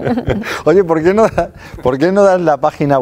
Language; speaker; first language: Spanish; native; Spanish